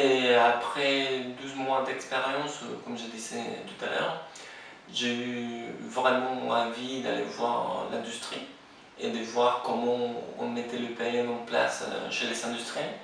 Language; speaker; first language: French; non-native, fluent; Spanish